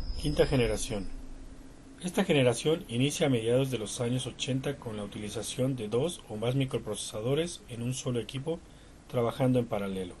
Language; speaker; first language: Spanish; native; Spanish